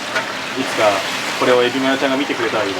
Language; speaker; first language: Japanese; native; Japanese